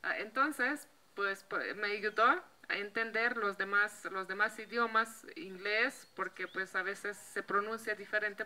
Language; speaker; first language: Spanish; non-native, fluent; Slovenian